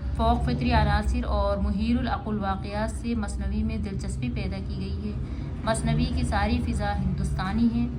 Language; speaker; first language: Urdu; native; Urdu